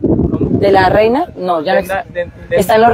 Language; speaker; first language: Spanish; native; Spanish